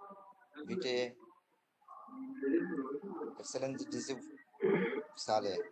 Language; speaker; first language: German; non-native, fluent; Bangla